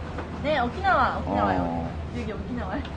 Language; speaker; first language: Korean; non-native, learner; Japanese